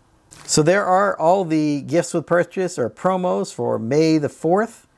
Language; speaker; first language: English; native; English